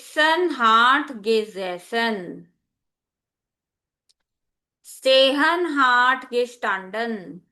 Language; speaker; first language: German; non-native, learner; Hindi